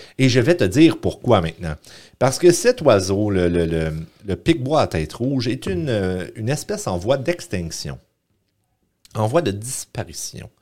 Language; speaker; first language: French; native; French